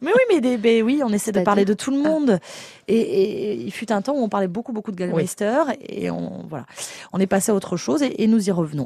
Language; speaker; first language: French; native; French